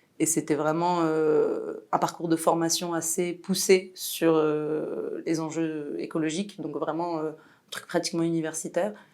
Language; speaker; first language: French; non-native, local second language; Arabic